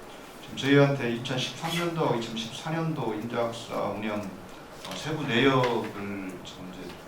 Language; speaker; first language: Korean; native; Korean